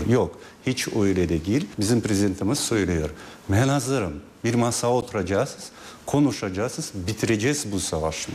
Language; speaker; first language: Turkish; non-native, fluent; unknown